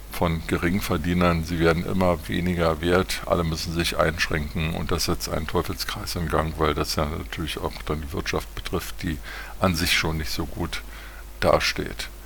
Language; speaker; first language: German; native; German